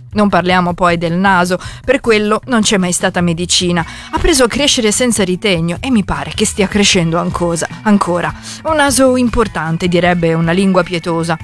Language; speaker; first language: Italian; native; Italian